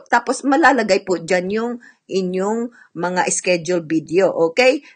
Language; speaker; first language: Filipino; non-native, local second language; Cebuano